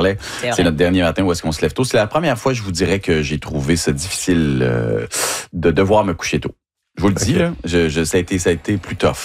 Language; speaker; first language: French; native; French